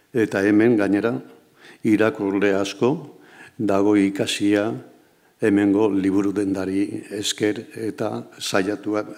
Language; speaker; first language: Basque; native; Basque